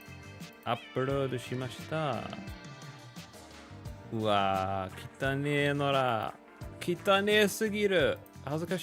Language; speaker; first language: Japanese; non-native, learner; English